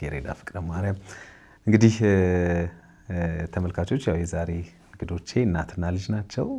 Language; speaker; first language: Amharic; native; Amharic